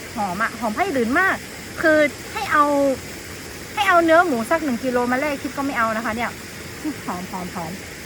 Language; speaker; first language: Thai; non-native, local second language; Karen languages